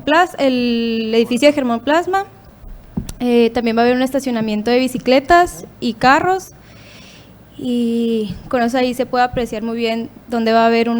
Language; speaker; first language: Spanish; native; Spanish